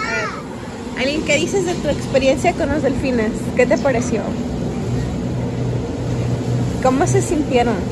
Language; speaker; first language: Spanish; early bilingual, heritage; Spanish